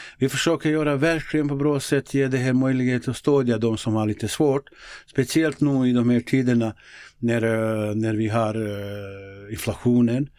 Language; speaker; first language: Swedish; non-native, fluent; Bosnian